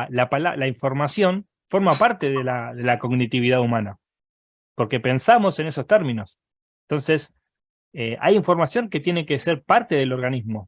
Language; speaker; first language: Spanish; native; Spanish